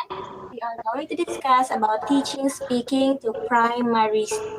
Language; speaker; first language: English; non-native, fluent; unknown